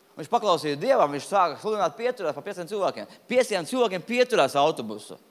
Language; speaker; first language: Latvian; non-native, local second language; Russian